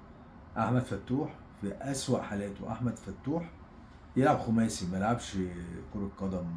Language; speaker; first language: Arabic; native; Arabic